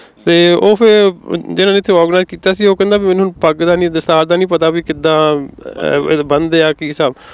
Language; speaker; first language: Punjabi; early bilingual, heritage; Punjabi